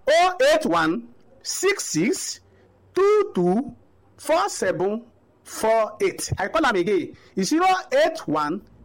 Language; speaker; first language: Nigerian Pidgin; non-native, local second language; Yoruba